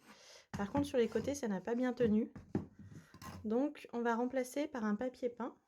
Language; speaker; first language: French; native; French